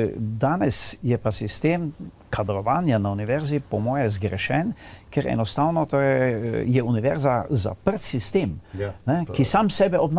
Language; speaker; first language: Slovenian; native; Slovenian